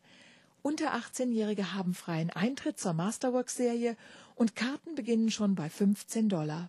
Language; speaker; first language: German; native; German